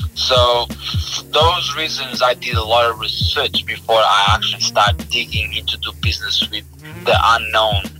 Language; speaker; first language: English; non-native, fluent; Portuguese